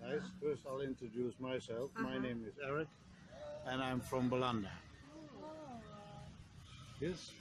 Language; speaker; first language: English; non-native, fluent; Dutch